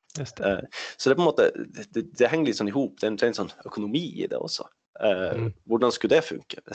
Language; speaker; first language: Swedish; non-native, fluent; Norwegian